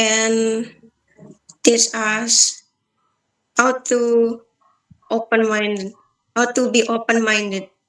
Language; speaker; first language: English; non-native, learner; Balinese